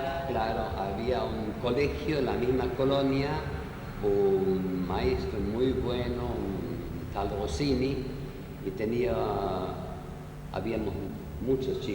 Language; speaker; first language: Spanish; early bilingual, other home language; Yiddish